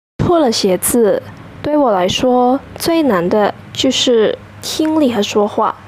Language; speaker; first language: Chinese; non-native, fluent; Indonesian